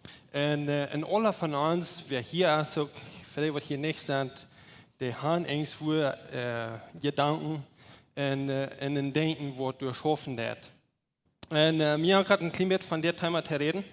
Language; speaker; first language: German; non-native, learner; Plautdietsch